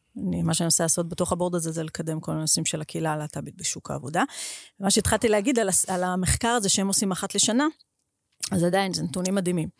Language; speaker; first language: Hebrew; native; Hebrew